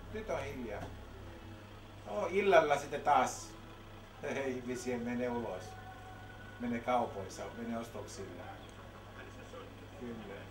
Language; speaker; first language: Finnish; non-native, learner; Greek